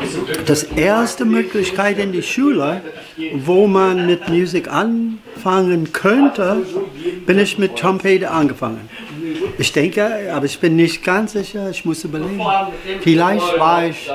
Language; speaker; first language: German; non-native, fluent; English